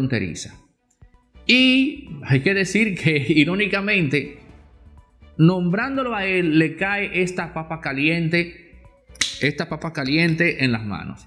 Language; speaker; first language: Spanish; native; Spanish